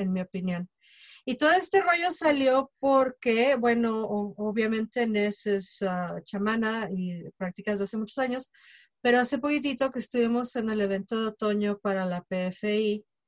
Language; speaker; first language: Spanish; native; Spanish